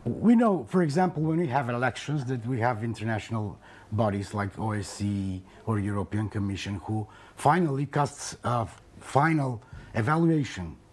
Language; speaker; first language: English; non-native, fluent; Macedonian